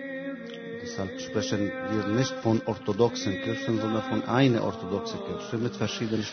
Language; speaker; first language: German; non-native, fluent; Arabic